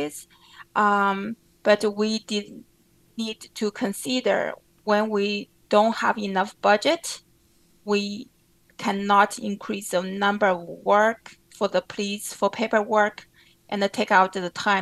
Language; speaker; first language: English; non-native, fluent; Chinese